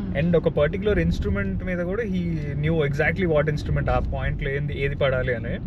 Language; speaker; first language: Telugu; native; Telugu